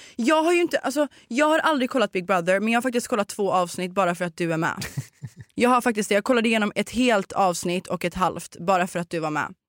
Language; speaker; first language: Swedish; early bilingual, other home language; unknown